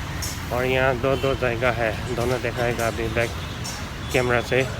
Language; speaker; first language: Hindi; non-native, local second language; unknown